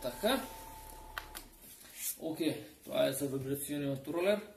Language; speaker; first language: Macedonian; native; Macedonian